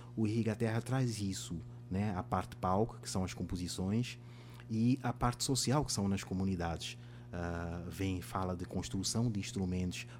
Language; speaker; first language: Portuguese; non-native, local second language; Kabuverdianu